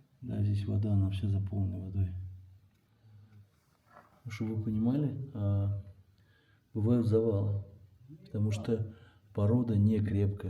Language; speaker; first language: Russian; native; Russian